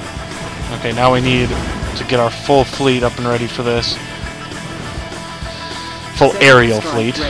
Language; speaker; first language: English; native; English